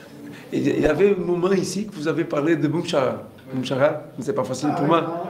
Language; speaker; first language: French; non-native, learner; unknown